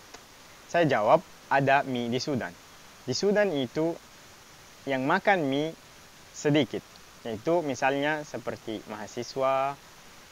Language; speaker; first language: Indonesian; non-native, fluent; Arabic